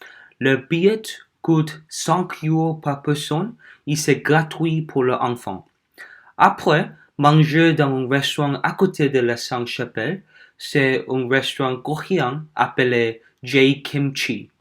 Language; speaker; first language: French; non-native, learner; Korean